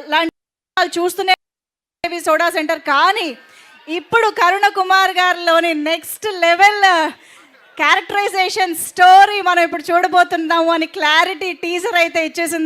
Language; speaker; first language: Telugu; native; Telugu